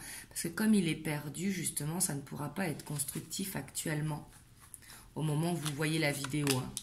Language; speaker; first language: French; native; French